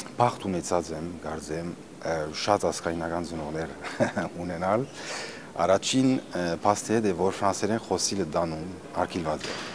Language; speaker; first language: Armenian; early bilingual, heritage; Armenian